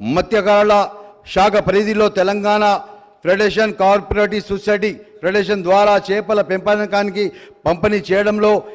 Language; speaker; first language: Telugu; non-native, local second language; Urdu